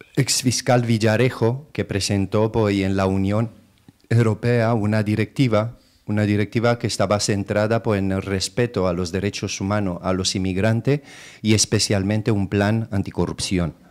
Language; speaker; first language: Spanish; non-native, fluent; Romanian